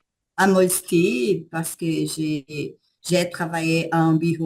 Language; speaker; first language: French; non-native, learner; Portuguese